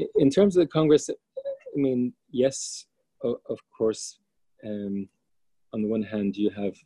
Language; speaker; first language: English; native; English